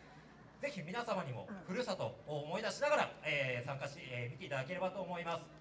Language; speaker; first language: Japanese; native; Japanese